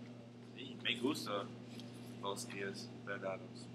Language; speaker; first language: Spanish; non-native, learner; English